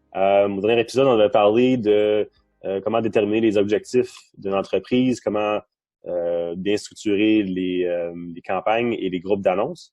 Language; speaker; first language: French; non-native, local second language; English